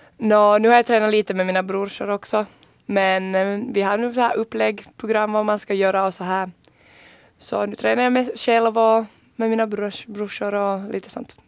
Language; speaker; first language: Swedish; native; Swedish